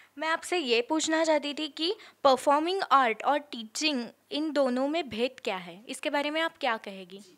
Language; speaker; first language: Hindi; non-native, local second language; Marathi